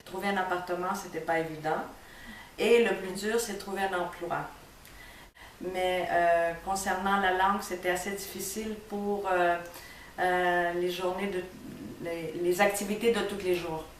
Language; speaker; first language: French; early bilingual, other home language; Greek